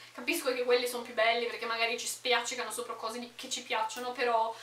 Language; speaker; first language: Italian; early bilingual, other home language; Romanian